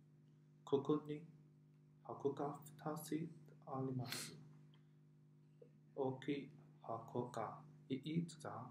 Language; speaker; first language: Japanese; non-native, learner; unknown